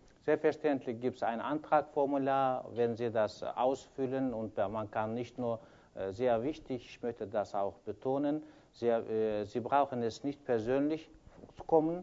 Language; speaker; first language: German; non-native, fluent; Kyrgyz